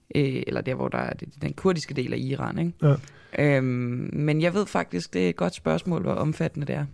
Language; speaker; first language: Danish; native; Danish